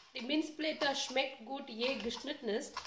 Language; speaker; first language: German; non-native, learner; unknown